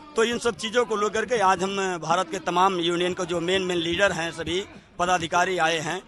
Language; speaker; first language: Hindi; native; Hindi